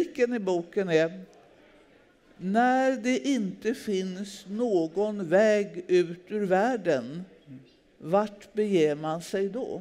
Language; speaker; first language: Swedish; native; Swedish